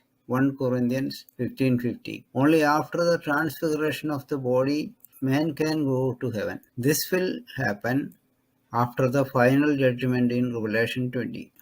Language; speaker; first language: English; non-native, local second language; Malayalam